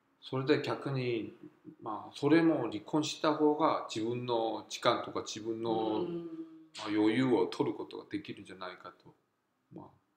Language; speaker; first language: Japanese; non-native, fluent; Korean